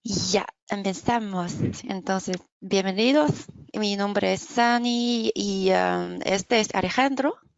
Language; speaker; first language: Spanish; non-native, fluent; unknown